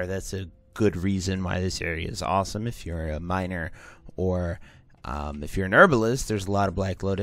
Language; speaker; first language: English; native; English